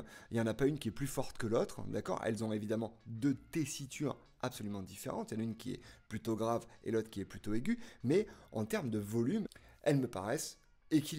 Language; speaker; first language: French; native; French